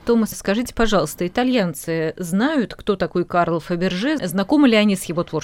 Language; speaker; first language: Russian; native; Russian